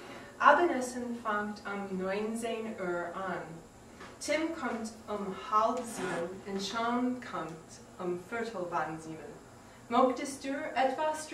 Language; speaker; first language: German; non-native, learner; English